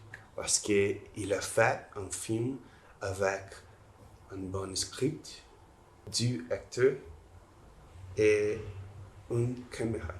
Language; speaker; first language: French; non-native, learner; Portuguese